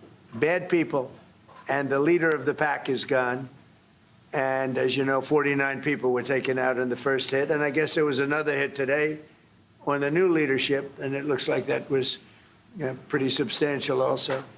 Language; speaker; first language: English; native; English